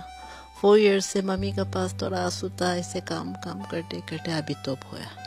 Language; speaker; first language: Hindi; non-native, local second language; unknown